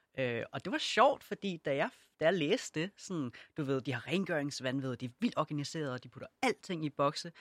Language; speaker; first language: Danish; native; Danish